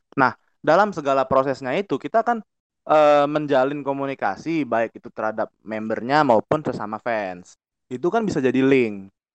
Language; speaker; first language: Indonesian; native; Indonesian